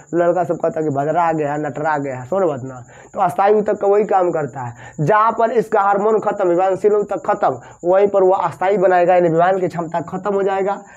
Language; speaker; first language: Hindi; native; Hindi